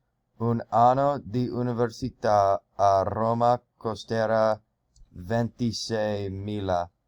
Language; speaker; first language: Italian; non-native, learner; English